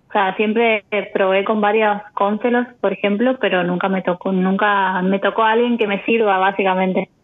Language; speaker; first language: Spanish; native; Spanish